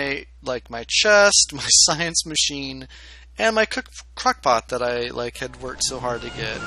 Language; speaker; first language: English; native; English